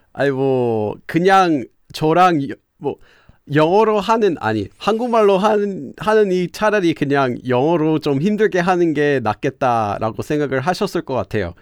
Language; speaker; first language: Korean; non-native, fluent; English